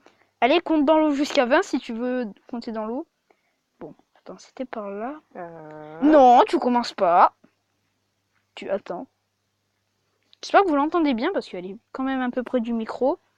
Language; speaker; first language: French; native; French